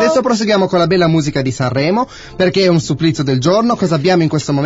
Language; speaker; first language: Italian; native; Italian